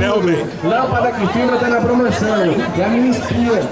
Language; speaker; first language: Portuguese; native; Portuguese